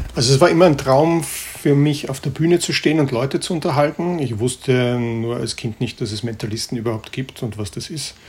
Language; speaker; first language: German; native; German